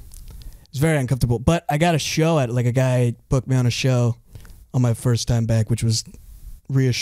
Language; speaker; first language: English; native; English